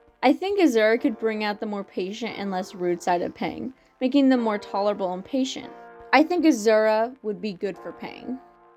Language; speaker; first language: English; native; English